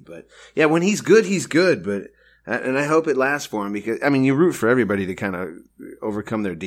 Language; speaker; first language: English; native; English